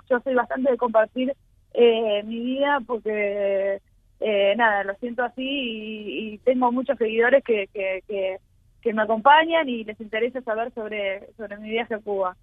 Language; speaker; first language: Spanish; native; Spanish